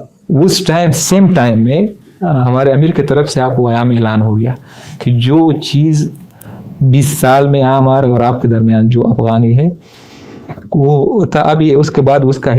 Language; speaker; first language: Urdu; non-native, learner; Pashto